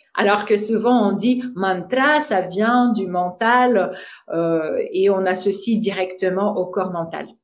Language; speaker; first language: French; non-native, fluent; Russian